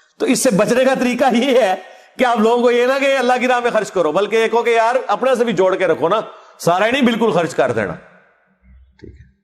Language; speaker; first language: Urdu; non-native, local second language; Punjabi